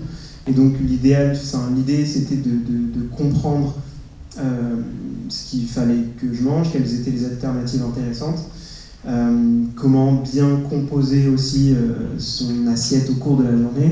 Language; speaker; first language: French; native; French